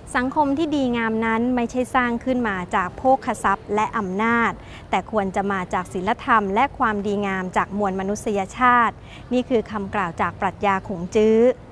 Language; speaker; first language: Thai; native; Thai